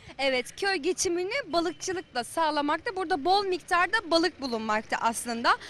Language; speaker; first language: Turkish; native; Turkish